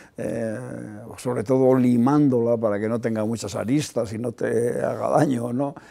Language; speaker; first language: Spanish; non-native, local second language; Basque